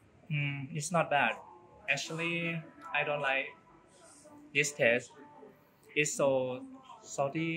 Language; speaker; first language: English; non-native, learner; Thai